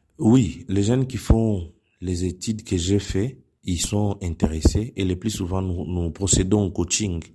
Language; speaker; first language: French; non-native, local second language; Nande